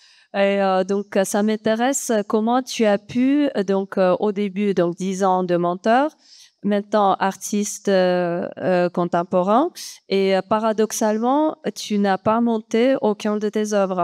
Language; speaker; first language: French; non-native, fluent; Armenian